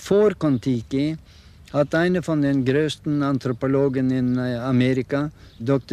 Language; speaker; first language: German; non-native, fluent; Norwegian